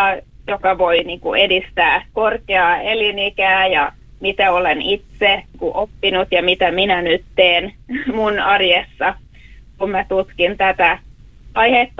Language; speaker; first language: Finnish; non-native, local second language; Swedish